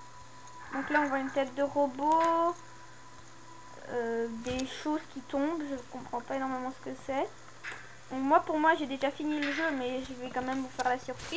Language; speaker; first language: French; native; French